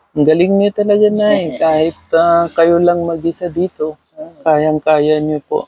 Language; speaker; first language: Filipino; non-native, learner; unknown